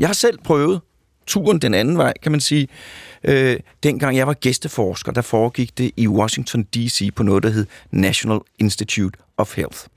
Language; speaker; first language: Danish; native; Danish